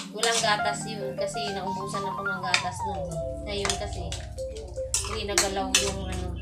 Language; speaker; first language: Filipino; non-native, local second language; Cebuano